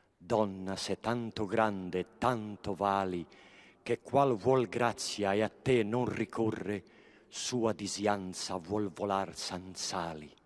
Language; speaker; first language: Italian; native; Italian